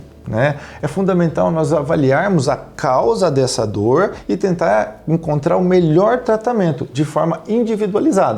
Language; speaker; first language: Portuguese; native; Portuguese